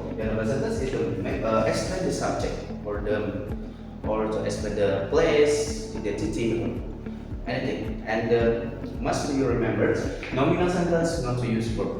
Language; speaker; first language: English; non-native, learner; Indonesian